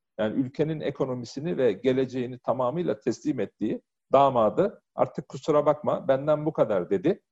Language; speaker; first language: Turkish; early bilingual, heritage; Turkish